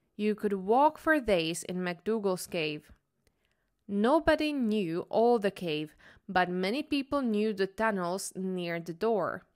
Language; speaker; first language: English; non-native, fluent; Slovak